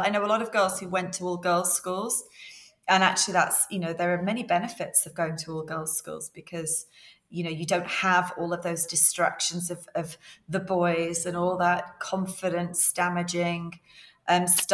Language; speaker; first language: English; native; English